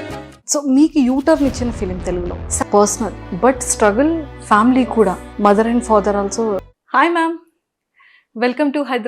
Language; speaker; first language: Telugu; native; Telugu